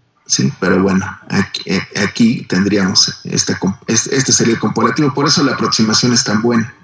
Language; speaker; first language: Spanish; native; Spanish